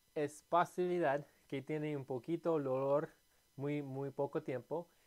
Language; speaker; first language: Spanish; non-native, learner; English